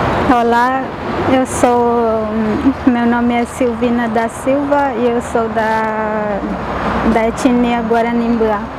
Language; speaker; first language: Portuguese; non-native, local second language; Guarani